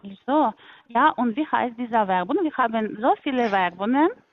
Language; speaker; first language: German; non-native, learner; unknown